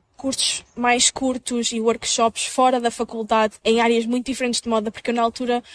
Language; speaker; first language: Portuguese; native; Portuguese